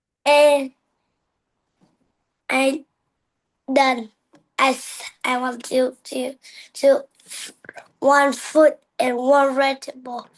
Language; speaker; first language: English; non-native, learner; Vietnamese